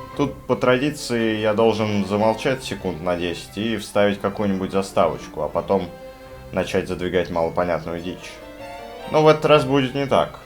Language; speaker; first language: Russian; native; Russian